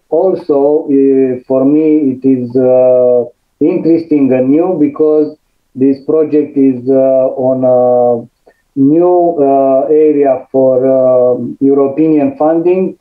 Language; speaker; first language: English; non-native, fluent; Romanian